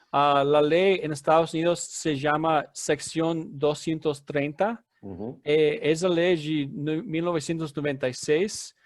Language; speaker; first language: Spanish; non-native, fluent; English